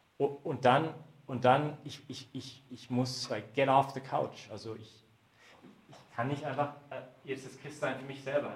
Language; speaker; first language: German; early bilingual, heritage; German